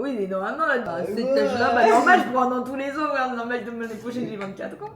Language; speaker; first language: French; native; French